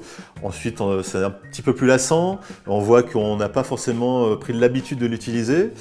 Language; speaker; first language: French; native; French